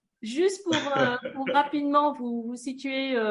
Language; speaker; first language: French; native; French